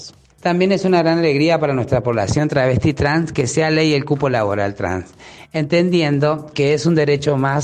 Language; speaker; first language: Spanish; native; Spanish